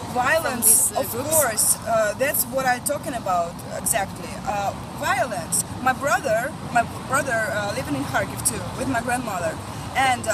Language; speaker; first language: English; non-native, learner; Russian